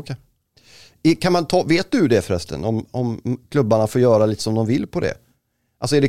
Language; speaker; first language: Swedish; native; Swedish